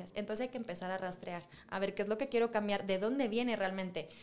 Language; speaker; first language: Spanish; native; Spanish